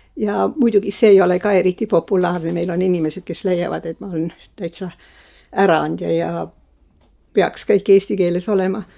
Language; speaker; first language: Estonian; early bilingual, heritage; Estonian